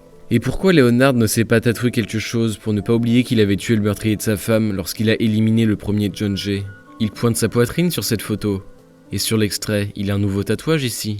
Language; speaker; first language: French; native; French